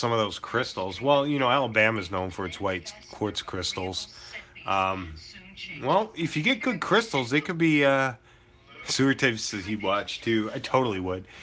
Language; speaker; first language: English; native; English